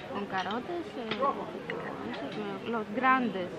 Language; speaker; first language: Spanish; non-native, fluent; Greek